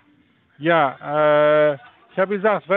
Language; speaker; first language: German; non-native, fluent; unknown